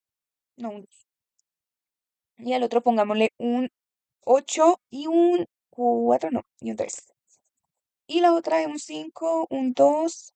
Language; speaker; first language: Spanish; native; Spanish